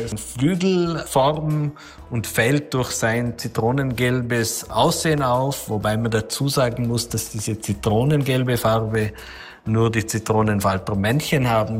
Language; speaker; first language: German; native; German